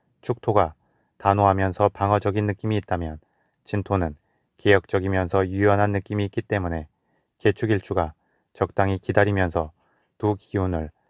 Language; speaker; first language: Korean; native; Korean